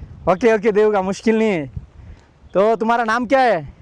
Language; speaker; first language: Hindi; non-native, learner; Bangla